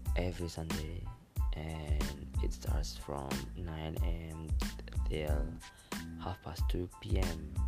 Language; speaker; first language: English; non-native, fluent; Malay